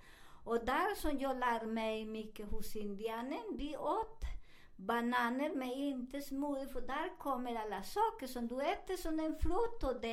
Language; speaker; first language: Swedish; non-native, learner; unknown